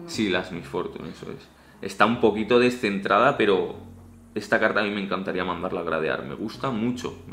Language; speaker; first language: Spanish; native; Spanish